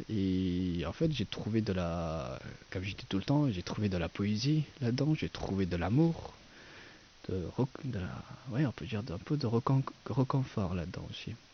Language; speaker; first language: French; non-native, fluent; Persian